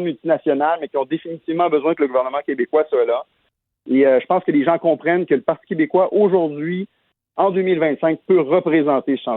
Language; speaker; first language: French; native; French